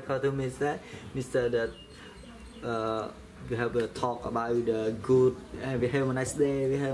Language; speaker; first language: English; non-native, learner; Khmer